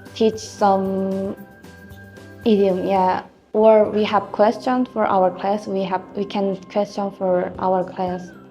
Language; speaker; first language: English; non-native, learner; Korean